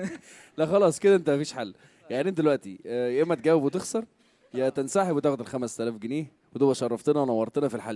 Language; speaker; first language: Arabic; native; Arabic